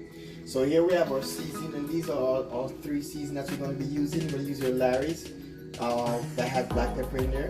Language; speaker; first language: English; native; English